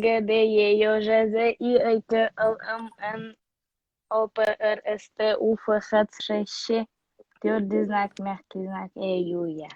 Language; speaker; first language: Russian; non-native, local second language; Yakut